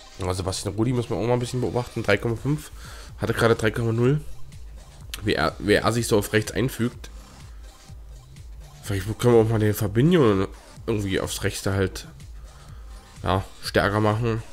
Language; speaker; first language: German; native; German